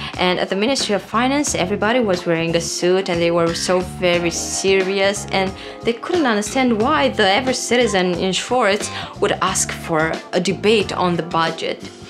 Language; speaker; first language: English; non-native, fluent; Romanian